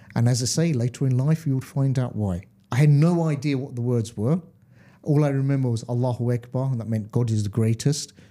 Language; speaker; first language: English; early bilingual, other home language; Hindi